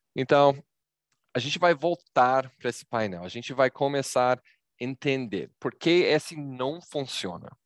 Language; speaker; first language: Portuguese; non-native, fluent; English